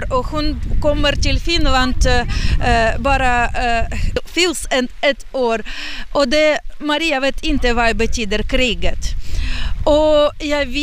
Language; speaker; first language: Swedish; non-native, learner; Ukrainian